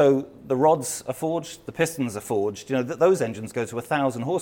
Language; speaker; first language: English; native; English